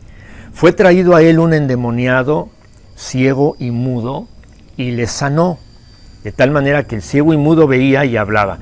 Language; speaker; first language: Spanish; native; Spanish